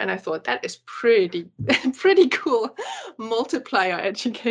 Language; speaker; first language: English; non-native, fluent; German